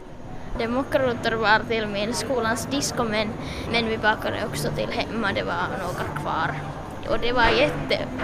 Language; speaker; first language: Swedish; non-native, local second language; Finnish